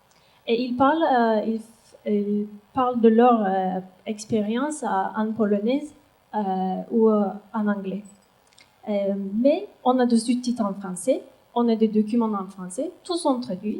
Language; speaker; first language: French; non-native, learner; Turkish